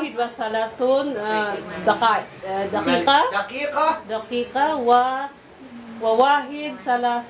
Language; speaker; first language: Arabic; non-native, learner; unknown